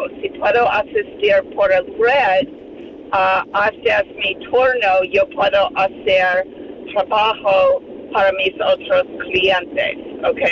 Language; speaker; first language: Spanish; non-native, learner; English